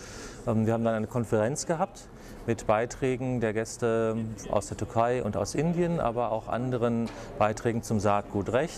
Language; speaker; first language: German; native; German